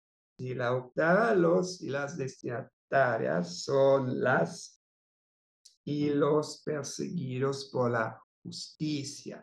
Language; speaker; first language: Spanish; non-native, fluent; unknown